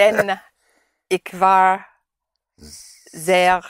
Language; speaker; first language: German; non-native, learner; English